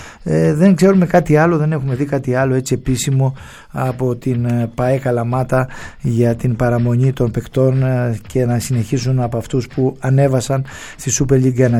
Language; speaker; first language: Greek; native; Greek